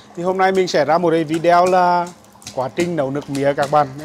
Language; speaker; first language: Vietnamese; native; Vietnamese